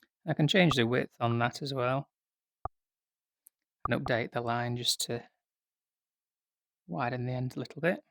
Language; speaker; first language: English; native; English